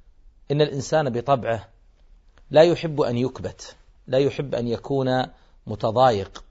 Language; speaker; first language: Arabic; native; Arabic